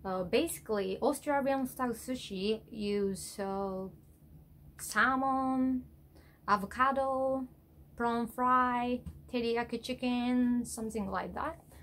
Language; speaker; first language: English; non-native, learner; Japanese